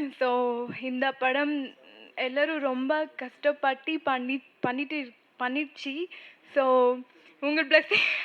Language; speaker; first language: Tamil; non-native, learner; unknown